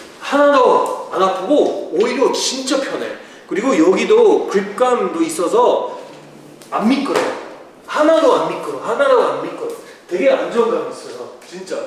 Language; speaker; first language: Korean; early bilingual, heritage; Korean